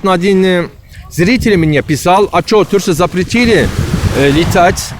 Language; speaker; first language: Russian; non-native, learner; Turkish